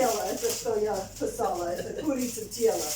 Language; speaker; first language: Russian; non-native, learner; English